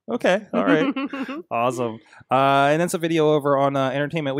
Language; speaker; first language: English; native; English